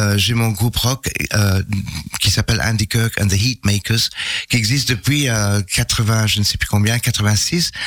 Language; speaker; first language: French; non-native, fluent; English